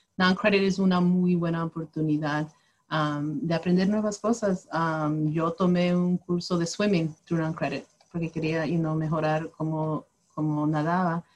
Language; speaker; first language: Spanish; early bilingual, heritage; Spanish